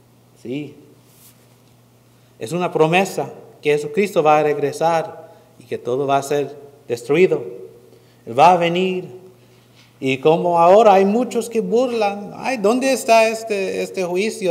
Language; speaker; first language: Spanish; non-native, fluent; English